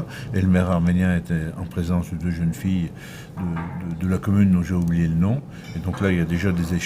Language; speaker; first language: French; native; French